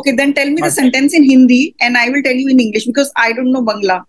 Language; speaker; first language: English; non-native, local second language; Hindi